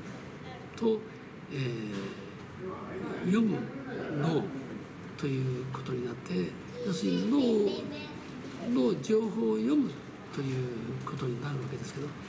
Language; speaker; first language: Japanese; early bilingual, other home language; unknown